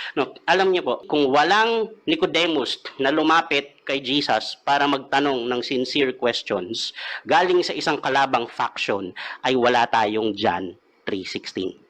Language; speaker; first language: Filipino; native; Filipino